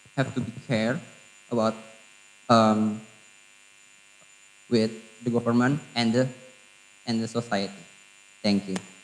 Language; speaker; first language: English; non-native, learner; Indonesian